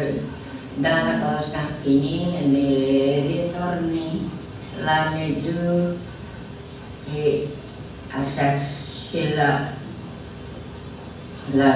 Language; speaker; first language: French; non-native, learner; Nepali